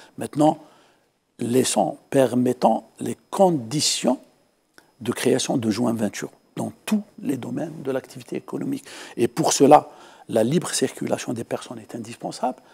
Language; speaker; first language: French; non-native, local second language; Arabic